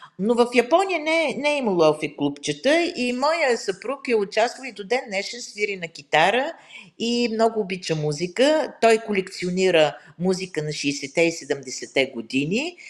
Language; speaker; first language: Bulgarian; native; Bulgarian